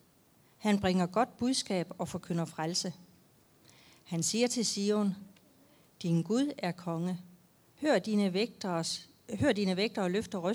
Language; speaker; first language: Danish; native; Danish